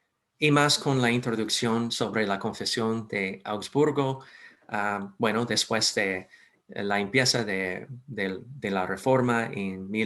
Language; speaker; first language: Spanish; non-native, fluent; English